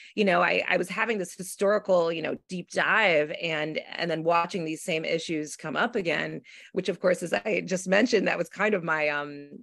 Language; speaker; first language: English; native; English